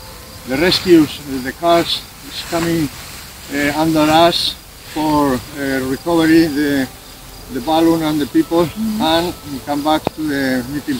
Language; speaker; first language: English; non-native, learner; Spanish